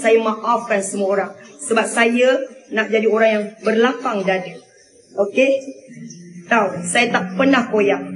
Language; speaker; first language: Malay; early bilingual, other home language; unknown